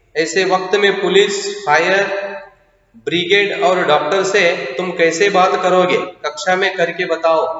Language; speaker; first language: Hindi; non-native, local second language; Kannada